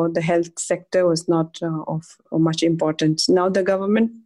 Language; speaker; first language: English; non-native, local second language; Adi